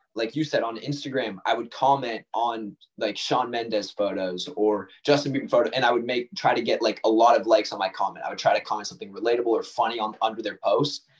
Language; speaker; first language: English; native; English